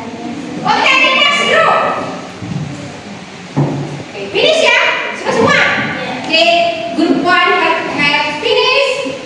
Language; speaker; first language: English; non-native, learner; Indonesian